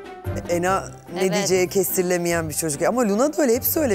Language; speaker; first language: Turkish; native; Turkish